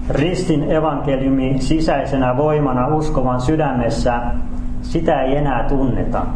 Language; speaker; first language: Finnish; native; Finnish